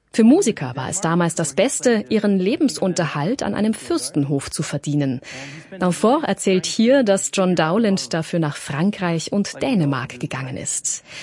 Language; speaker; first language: German; native; German